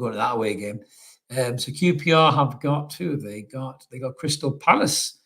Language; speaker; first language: English; native; English